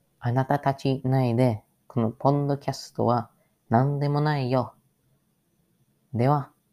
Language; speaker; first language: Japanese; non-native, learner; English